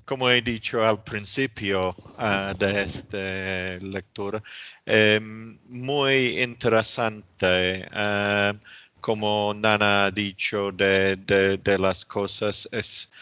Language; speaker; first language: Spanish; non-native, learner; English